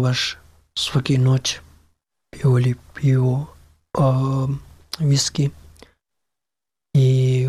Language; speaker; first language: Serbian; non-native, learner; Pashto